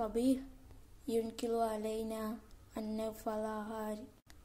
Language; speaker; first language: Arabic; non-native, learner; Malayalam